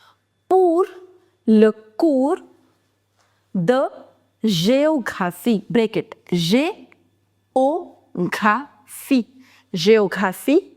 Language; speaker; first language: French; non-native, fluent; Hindi